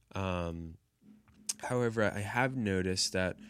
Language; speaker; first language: English; native; English